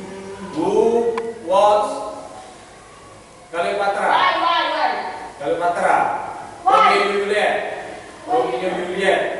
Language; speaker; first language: English; non-native, learner; Indonesian